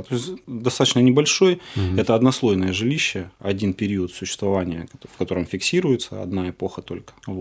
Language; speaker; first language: Russian; native; Russian